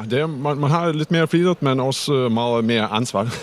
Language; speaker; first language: Danish; non-native, fluent; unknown